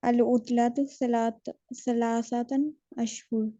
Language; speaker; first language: Arabic; non-native, learner; Urdu